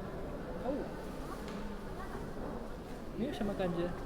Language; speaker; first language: Chinese; non-native, learner; Urdu